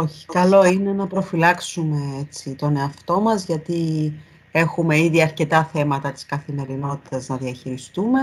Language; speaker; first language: Greek; native; Greek